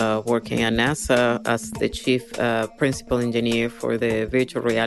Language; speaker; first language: English; non-native, fluent; Spanish